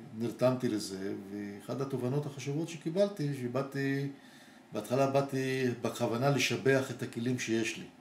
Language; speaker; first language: Hebrew; non-native, local second language; Arabic